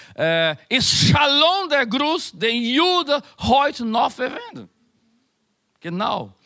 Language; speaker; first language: German; non-native, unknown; Spanish